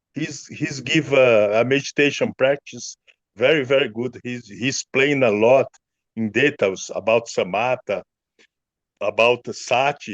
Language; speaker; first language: English; non-native, learner; Portuguese